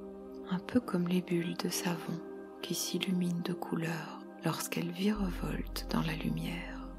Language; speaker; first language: French; native; French